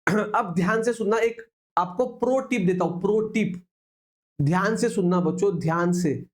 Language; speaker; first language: Hindi; non-native, local second language; Marathi